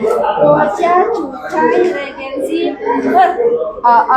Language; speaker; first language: Chinese; non-native, learner; Indonesian